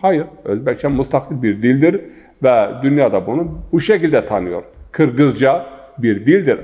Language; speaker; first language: Turkish; non-native, local second language; Zaza